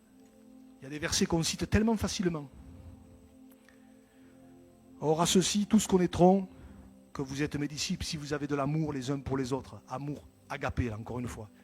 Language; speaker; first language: French; native; French